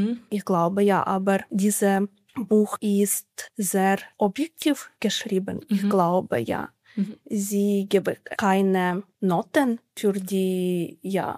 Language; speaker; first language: German; non-native, learner; Ukrainian